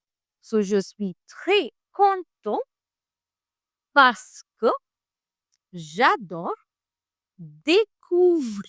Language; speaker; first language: French; non-native, fluent; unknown